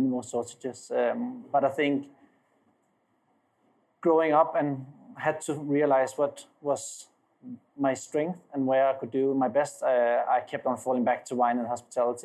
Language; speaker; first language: English; non-native, fluent; Danish